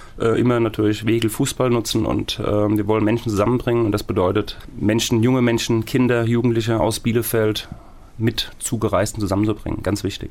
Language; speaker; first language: German; native; German